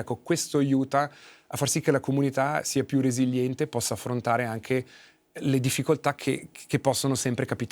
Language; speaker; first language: Italian; native; Italian